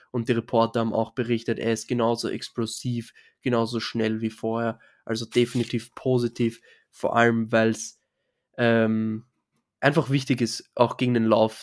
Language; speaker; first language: German; native; German